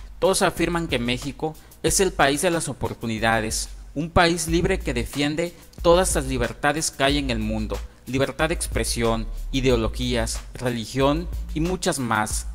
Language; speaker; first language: Spanish; native; Spanish